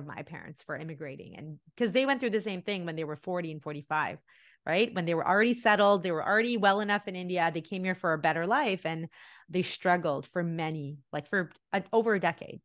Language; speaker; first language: English; early bilingual, other home language; Tamil